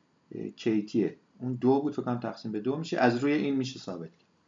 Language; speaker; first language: Persian; native; Persian